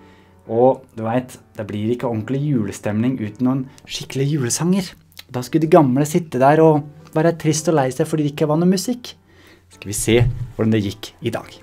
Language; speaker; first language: Norwegian; native; Norwegian